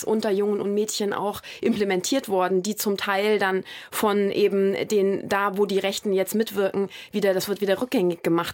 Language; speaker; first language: German; native; German